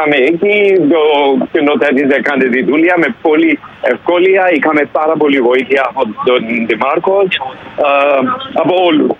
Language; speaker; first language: Greek; non-native, learner; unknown